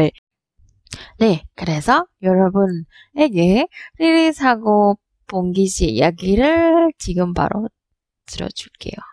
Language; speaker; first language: Korean; non-native, learner; Indonesian